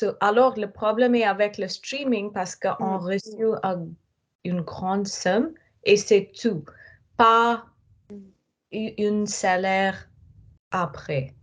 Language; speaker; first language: French; non-native, learner; English